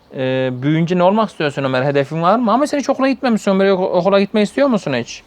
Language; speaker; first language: Turkish; native; Turkish